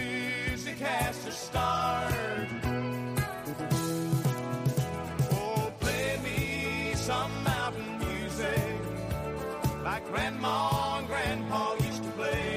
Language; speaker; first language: English; native; English